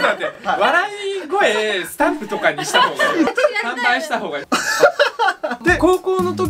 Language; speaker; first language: Japanese; early bilingual, other home language; Russian